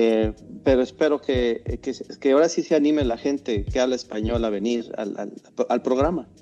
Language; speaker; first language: Spanish; non-native, fluent; English